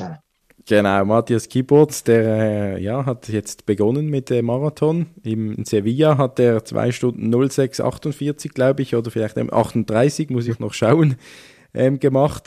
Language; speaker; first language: German; native; German